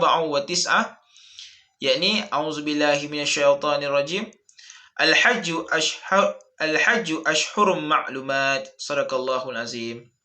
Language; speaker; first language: Arabic; non-native, learner; Malay